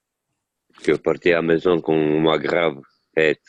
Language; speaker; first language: French; non-native, learner; Italian